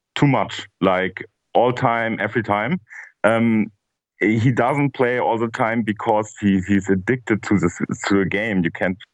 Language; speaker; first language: English; non-native, fluent; German